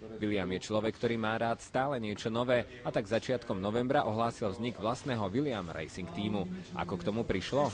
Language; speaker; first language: Slovak; native; Slovak